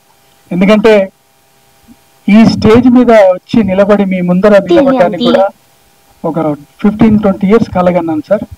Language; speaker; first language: Telugu; native; Telugu